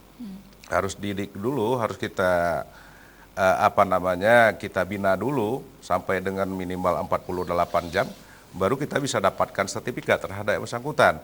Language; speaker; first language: Malay; native; Malay